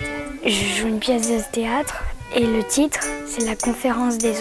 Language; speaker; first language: French; early bilingual, other home language; Persian